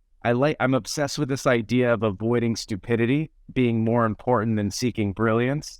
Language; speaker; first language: English; native; English